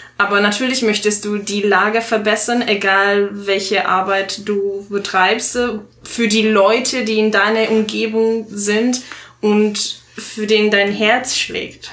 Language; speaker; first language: German; non-native, fluent; Italian